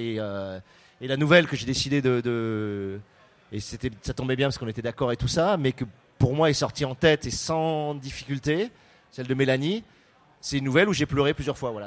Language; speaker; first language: French; native; French